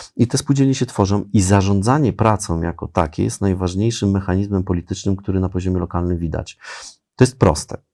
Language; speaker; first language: Polish; native; Polish